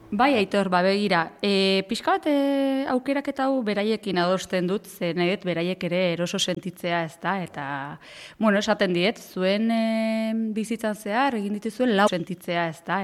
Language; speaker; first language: Basque; native; Basque